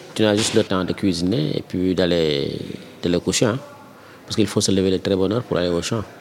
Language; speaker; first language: French; non-native, local second language; Wolof